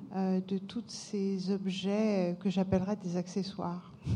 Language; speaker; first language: French; native; French